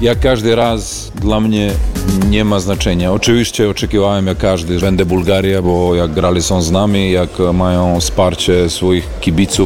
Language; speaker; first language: Polish; non-native, learner; Serbian